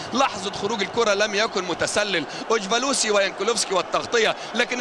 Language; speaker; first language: Arabic; native; Arabic